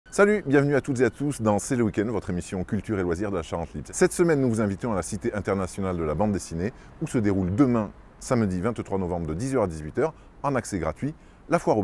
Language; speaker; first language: French; native; French